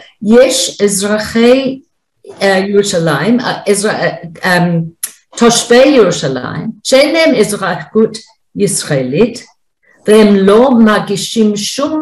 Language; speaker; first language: Hebrew; non-native, fluent; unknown